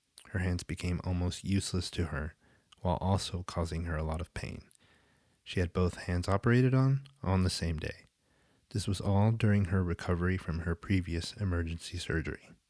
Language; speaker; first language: English; early bilingual, other home language; Spanish